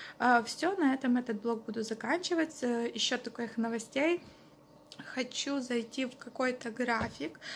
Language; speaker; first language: Russian; non-native, local second language; Ukrainian